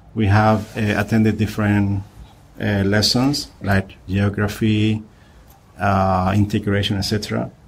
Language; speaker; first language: English; non-native, fluent; Spanish